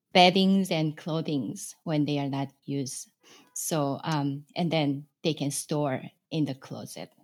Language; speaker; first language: English; non-native, fluent; Korean